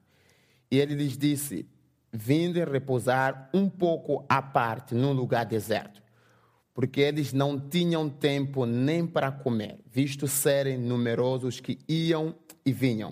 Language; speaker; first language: English; non-native, learner; Portuguese